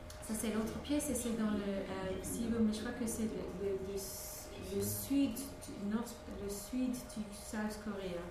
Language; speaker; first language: French; non-native, fluent; English